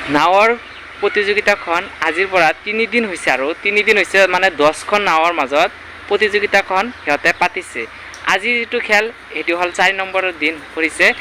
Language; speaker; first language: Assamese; non-native, local second language; Bangla